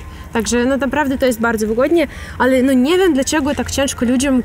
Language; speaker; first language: Polish; non-native, fluent; Ukrainian